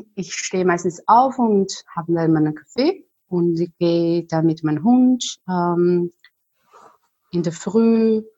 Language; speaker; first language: German; non-native, fluent; Chinese